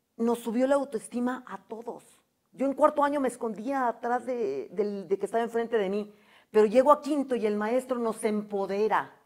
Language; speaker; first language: Spanish; native; Spanish